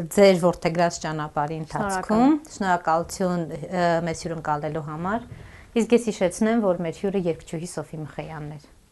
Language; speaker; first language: Armenian; native; Armenian